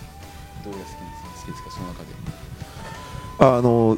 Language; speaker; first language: Japanese; non-native, fluent; French